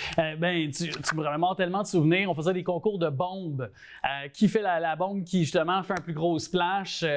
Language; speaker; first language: French; native; French